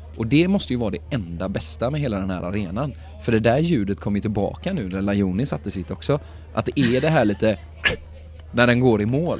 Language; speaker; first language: Swedish; native; Swedish